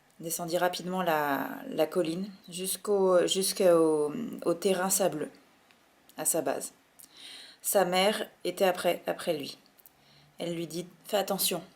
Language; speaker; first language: French; native; French